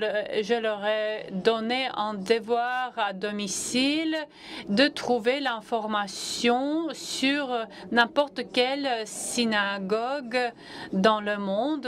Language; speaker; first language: French; non-native, fluent; Latvian